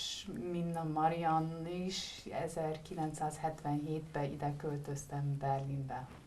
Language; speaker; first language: Hungarian; early bilingual, heritage; Hungarian